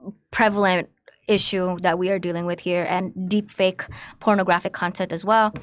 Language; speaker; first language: English; early bilingual, other home language; Indonesian